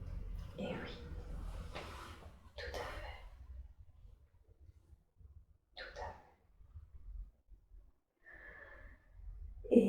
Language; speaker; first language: French; native; French